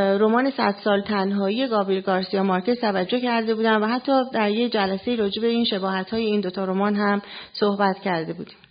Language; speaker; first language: Persian; native; Persian